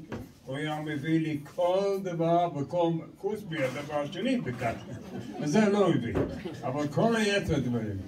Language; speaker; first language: Hebrew; non-native, learner; English